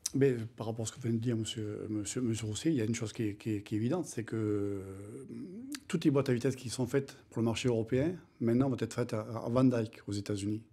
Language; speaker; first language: French; native; French